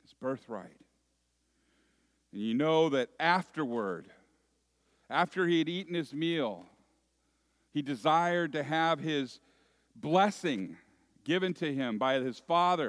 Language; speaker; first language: English; native; English